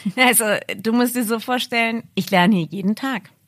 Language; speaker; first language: German; native; German